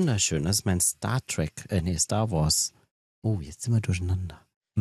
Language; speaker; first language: German; native; German